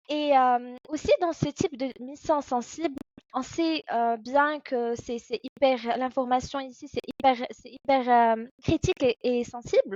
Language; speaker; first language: French; non-native, fluent; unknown